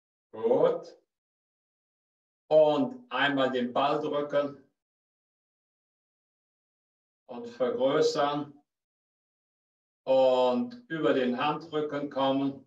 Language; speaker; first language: German; native; German